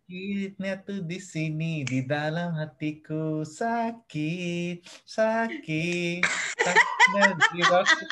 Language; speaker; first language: Indonesian; non-native, fluent; Nepali